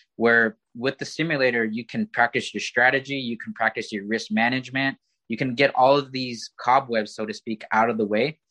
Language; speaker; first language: English; native; English